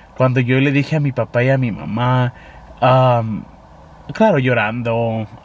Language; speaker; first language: English; native; English